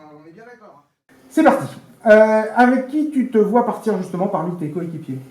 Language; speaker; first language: French; native; French